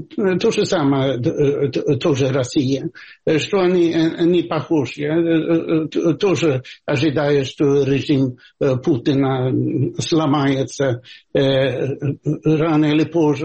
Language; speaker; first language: Russian; non-native, fluent; Swedish